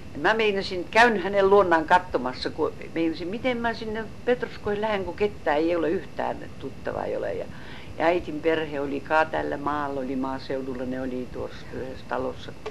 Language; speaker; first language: Finnish; native; Finnish